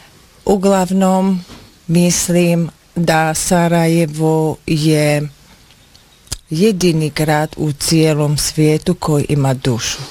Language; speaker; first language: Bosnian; non-native, learner; Slovak